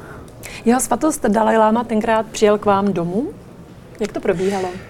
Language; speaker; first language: Czech; native; Czech